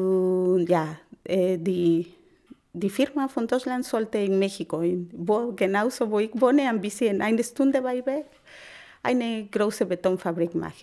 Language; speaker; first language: German; non-native, learner; Spanish